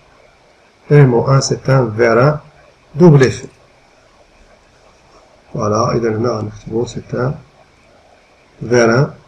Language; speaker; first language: French; non-native, local second language; Arabic